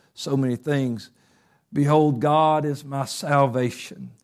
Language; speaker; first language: English; native; English